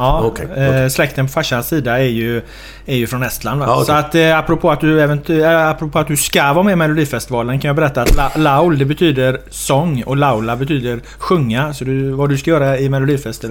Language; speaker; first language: Swedish; native; Swedish